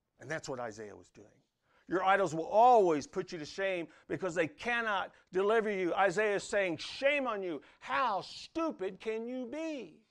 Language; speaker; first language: English; native; English